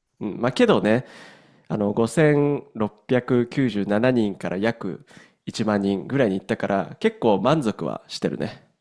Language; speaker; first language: Japanese; native; Japanese